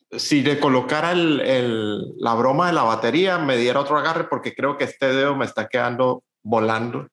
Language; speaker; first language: Spanish; native; Spanish